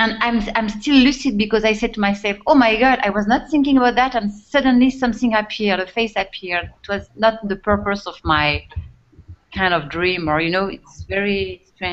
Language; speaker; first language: English; non-native, fluent; French